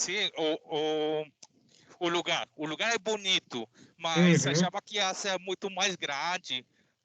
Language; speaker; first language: Portuguese; non-native, learner; Spanish